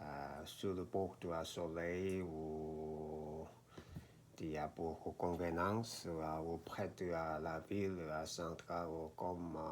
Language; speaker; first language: French; non-native, learner; Korean